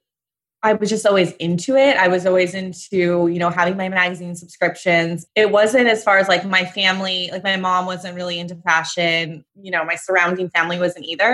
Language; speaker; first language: English; native; English